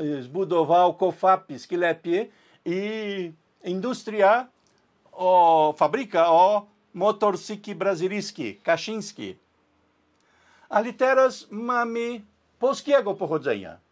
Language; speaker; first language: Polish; non-native, learner; Portuguese